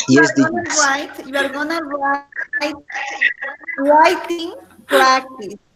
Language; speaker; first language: English; non-native, learner; Spanish